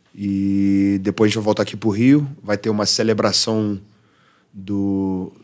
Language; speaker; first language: Portuguese; early bilingual, heritage; Portuguese